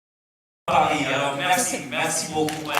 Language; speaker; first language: French; non-native, fluent; English